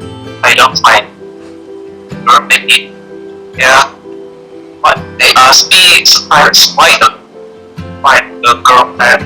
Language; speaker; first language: English; non-native, learner; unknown